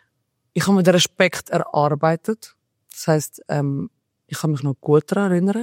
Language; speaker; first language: German; early bilingual, other home language; Albanian